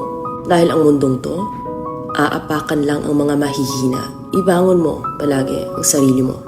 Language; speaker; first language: Filipino; native; Filipino